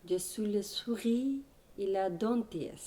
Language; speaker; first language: French; non-native, learner; Bangla